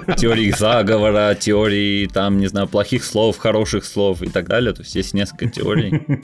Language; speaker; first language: Russian; native; Russian